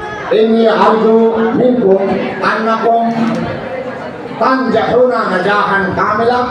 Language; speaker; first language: Arabic; non-native, fluent; Bangla